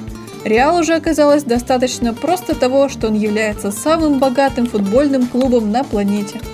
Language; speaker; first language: Russian; native; Russian